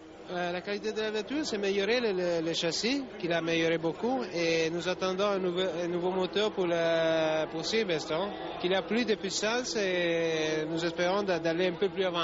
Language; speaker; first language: French; non-native, learner; Italian